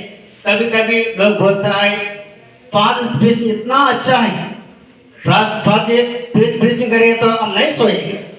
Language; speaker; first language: Hindi; non-native, local second language; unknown